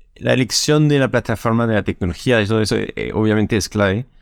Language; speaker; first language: Spanish; non-native, fluent; French